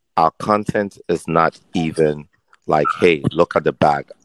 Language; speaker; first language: English; non-native, local second language; Akan